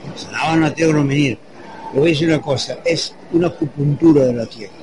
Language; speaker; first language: Spanish; non-native, fluent; French